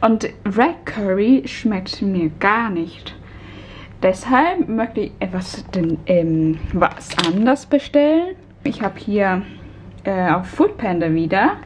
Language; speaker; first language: German; non-native, fluent; Cantonese